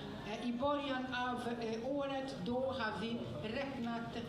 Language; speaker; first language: Swedish; non-native, fluent; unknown